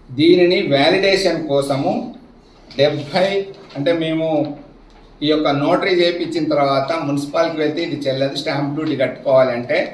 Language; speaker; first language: Telugu; native; Telugu